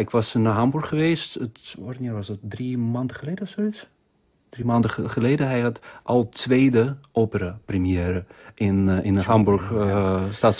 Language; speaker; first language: Dutch; non-native, fluent; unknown